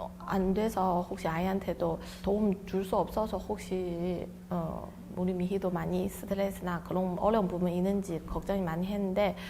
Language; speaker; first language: Korean; non-native, fluent; Chinese